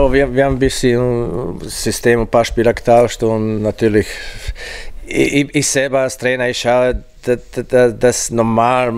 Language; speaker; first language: German; non-native, fluent; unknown